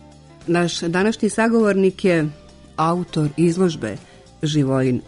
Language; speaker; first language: Serbian; native; Serbian